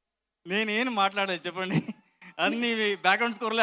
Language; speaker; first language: Telugu; non-native, learner; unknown